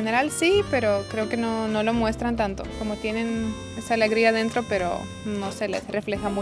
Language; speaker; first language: Spanish; non-native, fluent; Lithuanian